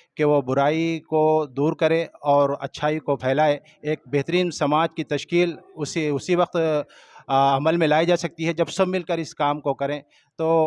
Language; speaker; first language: Urdu; native; Urdu